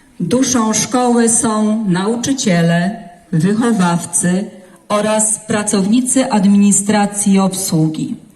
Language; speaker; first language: Polish; native; Polish